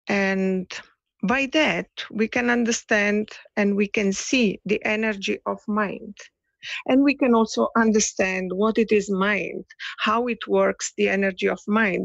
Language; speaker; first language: English; non-native, fluent; Italian